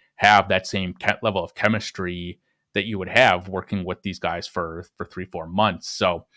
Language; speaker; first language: English; native; English